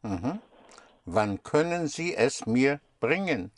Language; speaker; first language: German; non-native, fluent; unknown